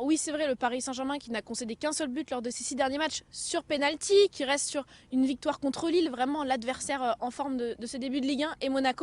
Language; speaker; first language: French; native; French